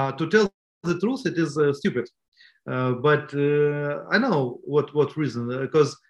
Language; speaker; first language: English; non-native, learner; Estonian